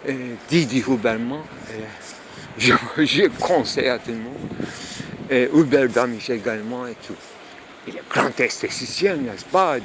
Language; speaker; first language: French; non-native, fluent; Turkish